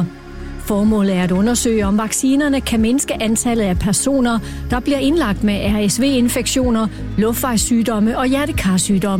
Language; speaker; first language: Danish; native; Danish